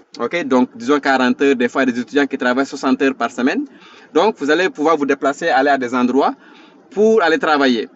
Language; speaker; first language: French; non-native, local second language; Wolof